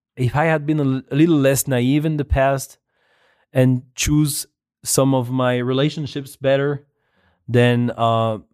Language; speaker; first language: English; non-native, fluent; French